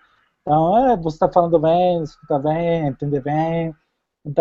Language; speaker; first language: Portuguese; non-native, fluent; Spanish